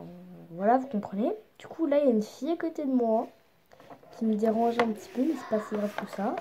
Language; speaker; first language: French; native; French